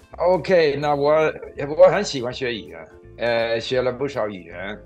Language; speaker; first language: Chinese; non-native, fluent; English